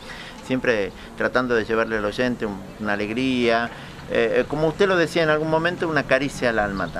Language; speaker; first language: Spanish; native; Spanish